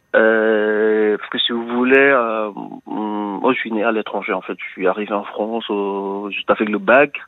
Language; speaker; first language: French; non-native, local second language; Wolof